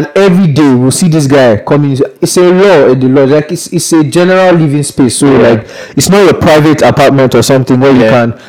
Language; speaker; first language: English; non-native, local second language; Yoruba